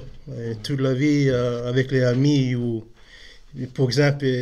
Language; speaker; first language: French; non-native, learner; English